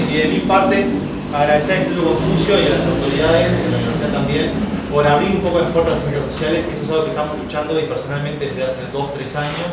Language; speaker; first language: Spanish; native; Spanish